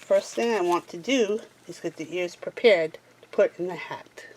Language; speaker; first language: English; native; English